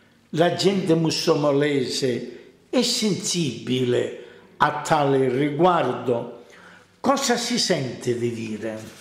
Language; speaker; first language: Italian; native; Italian